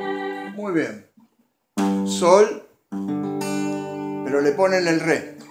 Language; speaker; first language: Spanish; native; Spanish